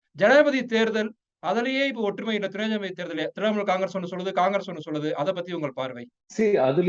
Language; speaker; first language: Tamil; native; Tamil